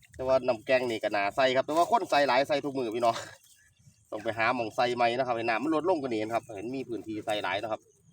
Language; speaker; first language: Thai; native; Thai